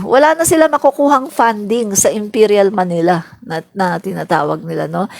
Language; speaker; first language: Filipino; non-native, local second language; Cebuano